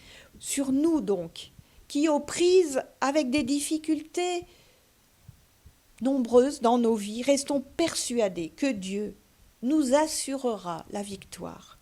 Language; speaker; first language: French; native; French